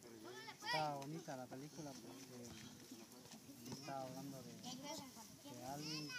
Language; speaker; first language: Spanish; native; Spanish